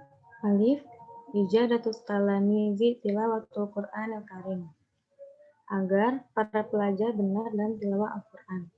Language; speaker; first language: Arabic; non-native, learner; Indonesian